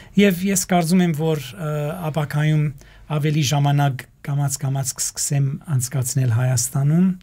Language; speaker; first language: Armenian; early bilingual, heritage; Armenian